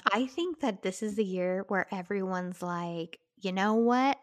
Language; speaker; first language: English; native; English